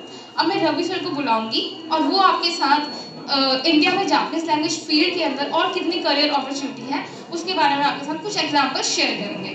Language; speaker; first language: Hindi; native; Hindi